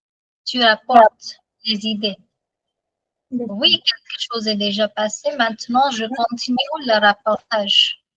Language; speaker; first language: French; non-native, fluent; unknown